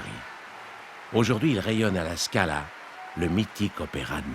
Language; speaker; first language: French; native; French